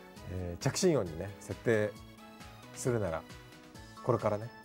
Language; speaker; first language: Japanese; native; Japanese